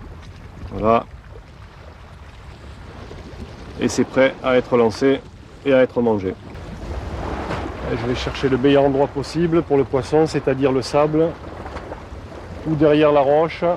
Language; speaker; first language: French; native; French